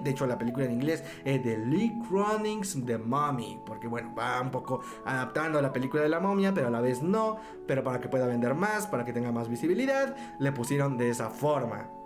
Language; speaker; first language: Spanish; native; Spanish